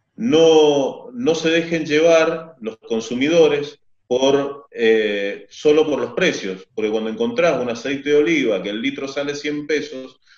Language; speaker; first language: Spanish; native; Spanish